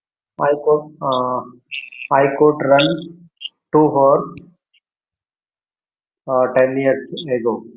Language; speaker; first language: English; non-native, learner; Hindi